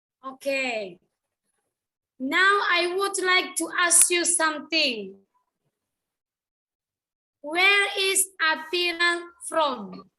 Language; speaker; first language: English; non-native, learner; Indonesian